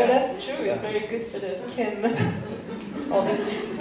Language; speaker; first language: English; non-native, fluent; French